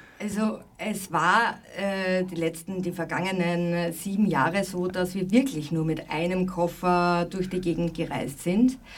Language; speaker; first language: German; native; German